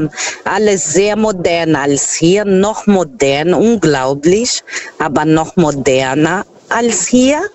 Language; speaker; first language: German; non-native, fluent; Portuguese